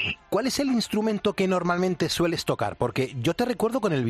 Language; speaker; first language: Spanish; native; Spanish